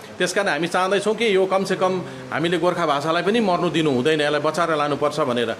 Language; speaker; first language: Nepali; native; Nepali